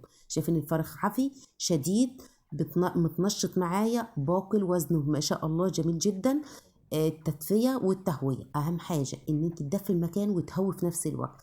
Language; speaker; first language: Arabic; native; Arabic